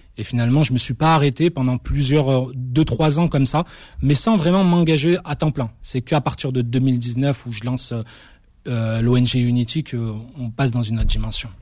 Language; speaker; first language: French; early bilingual, other home language; Arabic